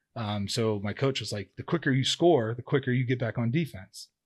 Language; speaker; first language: English; native; English